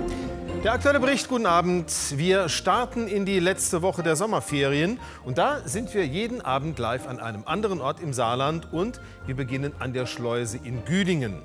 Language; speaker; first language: German; native; German